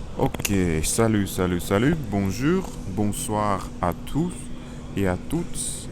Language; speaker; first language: French; non-native, learner; Russian